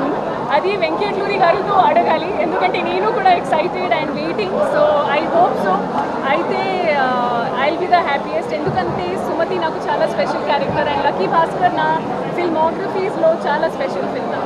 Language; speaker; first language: Telugu; non-native, fluent; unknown